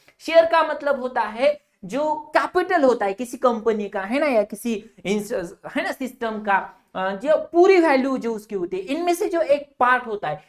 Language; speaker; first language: Hindi; non-native, local second language; Marathi